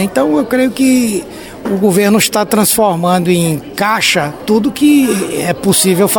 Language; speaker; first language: Portuguese; native; Portuguese